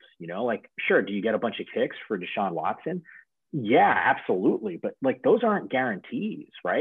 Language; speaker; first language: English; native; English